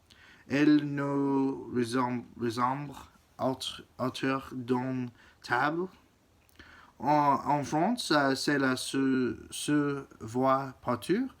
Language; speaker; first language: French; non-native, learner; English